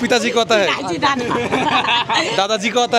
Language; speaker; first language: Hindi; non-native, learner; Bangla